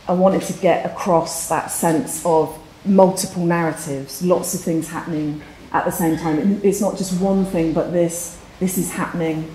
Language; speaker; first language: English; native; English